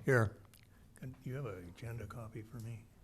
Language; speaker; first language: English; native; English